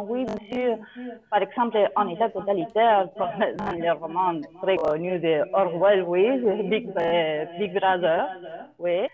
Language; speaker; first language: French; non-native, learner; Spanish